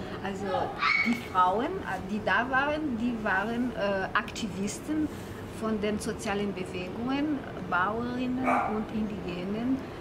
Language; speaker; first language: German; non-native, fluent; Portuguese